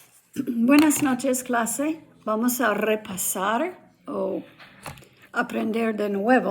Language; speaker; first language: Spanish; non-native, fluent; English